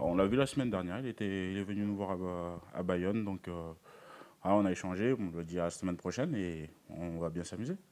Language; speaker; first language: French; native; French